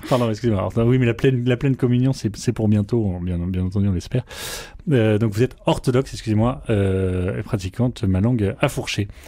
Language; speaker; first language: French; native; French